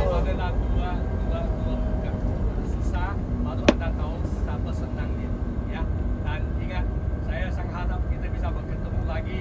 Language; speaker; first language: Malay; non-native, local second language; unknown